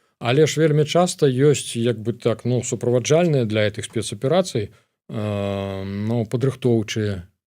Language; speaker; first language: Belarusian; native; Belarusian